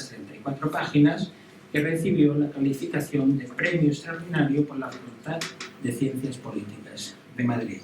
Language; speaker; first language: Spanish; native; Spanish